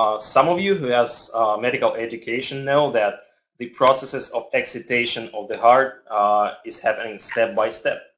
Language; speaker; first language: English; non-native, fluent; Russian